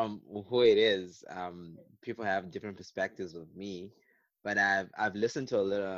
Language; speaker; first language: English; non-native, local second language; Shona